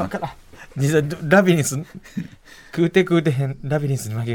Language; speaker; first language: Japanese; native; Japanese